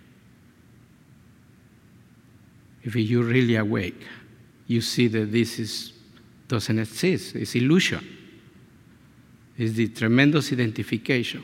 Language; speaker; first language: English; non-native, fluent; Spanish